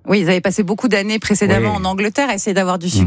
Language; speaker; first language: French; native; French